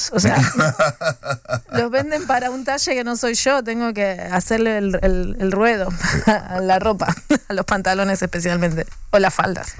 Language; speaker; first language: Spanish; native; Spanish